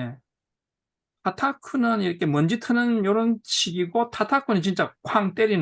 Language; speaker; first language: Korean; native; Korean